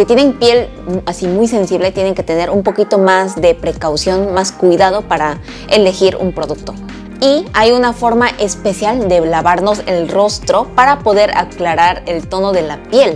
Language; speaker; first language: Spanish; non-native, fluent; Korean